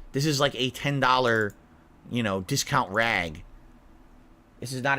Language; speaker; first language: English; native; English